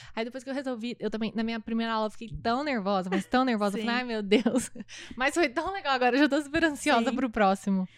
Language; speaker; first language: Portuguese; native; Portuguese